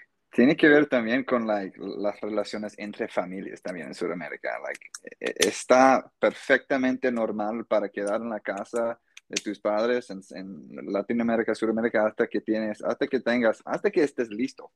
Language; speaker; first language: Spanish; non-native, fluent; English